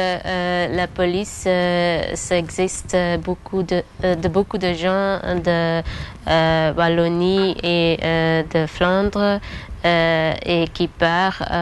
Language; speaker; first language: French; non-native, local second language; Dutch